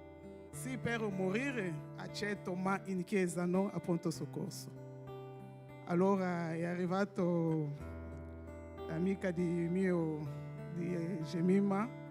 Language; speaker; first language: Italian; non-native, fluent; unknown